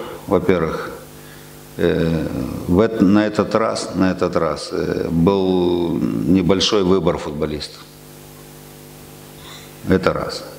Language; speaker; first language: Russian; native; Russian